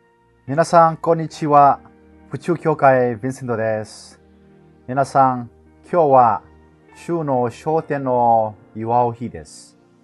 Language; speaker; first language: Japanese; non-native, fluent; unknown